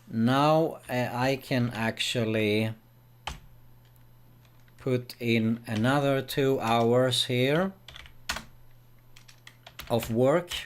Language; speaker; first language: English; non-native, fluent; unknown